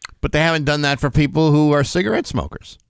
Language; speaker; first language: English; native; English